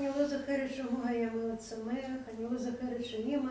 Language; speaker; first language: Hebrew; non-native, fluent; Russian